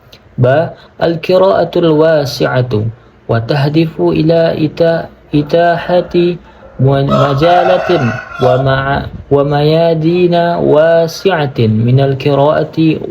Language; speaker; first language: Arabic; non-native, learner; Indonesian